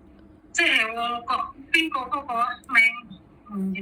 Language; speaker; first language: Cantonese; non-native, learner; Indonesian